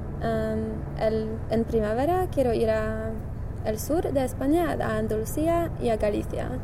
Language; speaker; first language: Spanish; non-native, learner; Polish